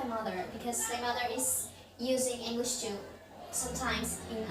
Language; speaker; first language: English; non-native, learner; Indonesian